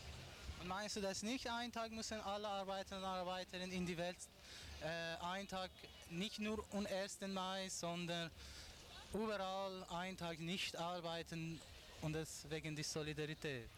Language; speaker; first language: German; non-native, learner; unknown